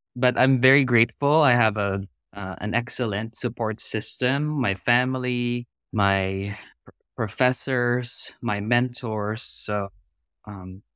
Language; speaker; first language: English; non-native, local second language; Filipino